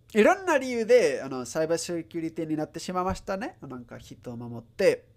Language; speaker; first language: Japanese; non-native, learner; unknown